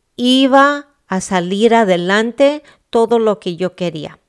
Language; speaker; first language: Spanish; early bilingual, heritage; Spanish